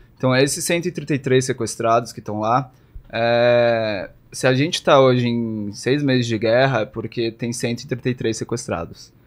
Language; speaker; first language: Portuguese; native; Portuguese